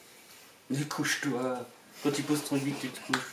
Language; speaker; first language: French; native; French